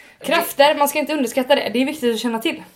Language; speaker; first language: Swedish; native; Swedish